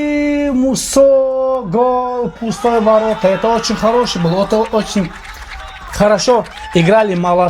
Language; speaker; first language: Russian; non-native, local second language; Tajik